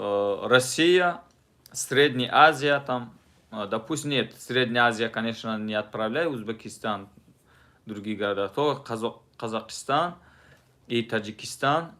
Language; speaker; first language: Russian; non-native, fluent; Tajik